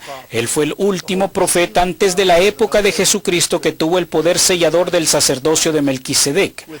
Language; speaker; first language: Spanish; native; Spanish